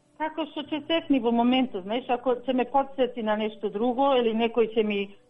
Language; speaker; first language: Macedonian; early bilingual, heritage; Macedonian